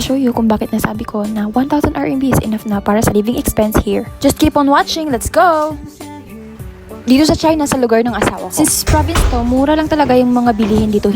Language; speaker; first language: Filipino; native; Filipino